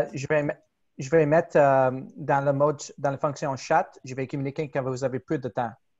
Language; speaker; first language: French; non-native, fluent; English